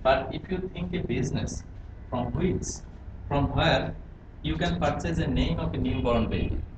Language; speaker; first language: English; non-native, local second language; Bangla